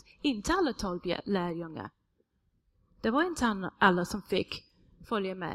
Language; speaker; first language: Swedish; non-native, fluent; English